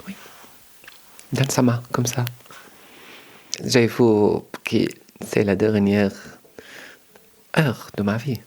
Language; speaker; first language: French; early bilingual, other home language; Arabic